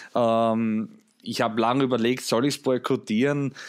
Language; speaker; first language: German; native; German